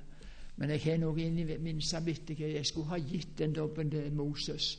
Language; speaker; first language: Norwegian; native; Norwegian